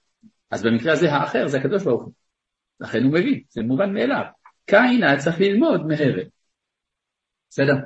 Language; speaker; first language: Hebrew; non-native, fluent; French